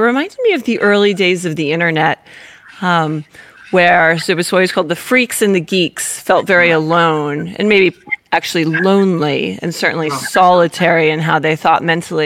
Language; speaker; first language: English; native; English